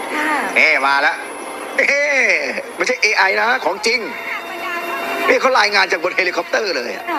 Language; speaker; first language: Thai; native; Thai